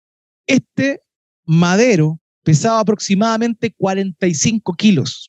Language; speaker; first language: Spanish; native; Spanish